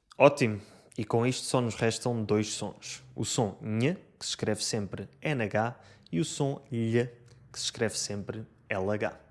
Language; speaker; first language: Portuguese; native; Portuguese